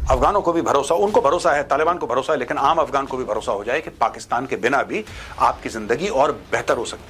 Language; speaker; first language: Hindi; native; Hindi